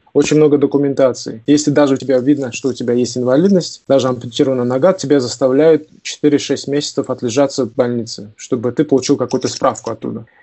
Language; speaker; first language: Russian; non-native, local second language; Tajik